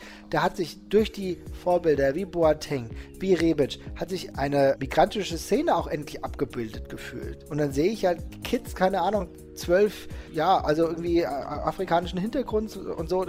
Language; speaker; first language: German; native; German